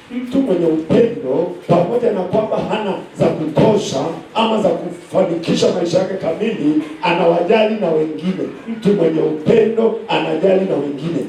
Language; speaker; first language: Swahili; non-native, local second language; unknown